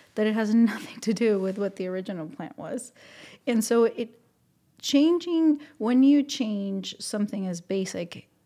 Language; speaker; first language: English; non-native, fluent; Spanish